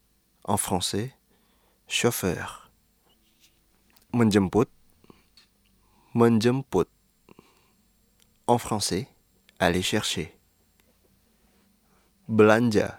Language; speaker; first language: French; non-native, fluent; Indonesian